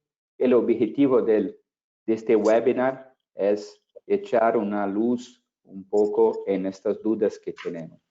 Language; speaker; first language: Spanish; non-native, fluent; Portuguese